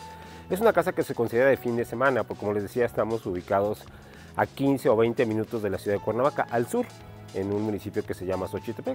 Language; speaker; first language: Spanish; native; Spanish